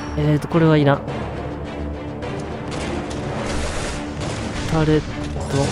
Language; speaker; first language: Japanese; native; Japanese